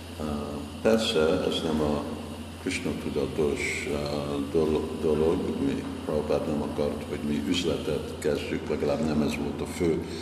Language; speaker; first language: Hungarian; non-native, fluent; English